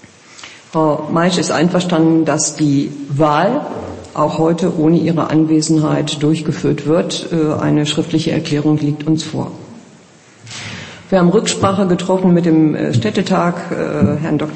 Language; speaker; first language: German; native; German